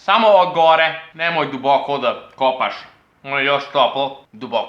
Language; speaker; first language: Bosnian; non-native, learner; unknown